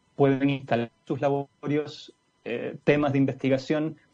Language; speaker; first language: Spanish; native; Spanish